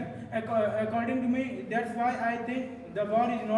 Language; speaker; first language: English; non-native, learner; Hindi